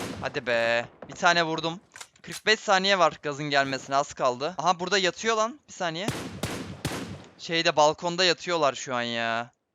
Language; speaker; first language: Turkish; native; Turkish